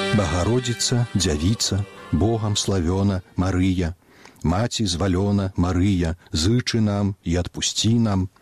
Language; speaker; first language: Belarusian; native; Belarusian